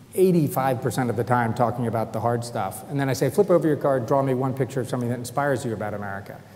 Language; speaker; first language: English; native; English